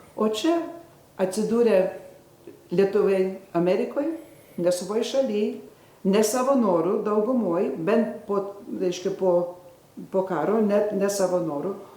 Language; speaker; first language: Lithuanian; early bilingual, heritage; Lithuanian